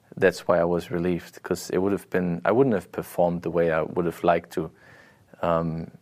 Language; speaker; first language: English; non-native, fluent; German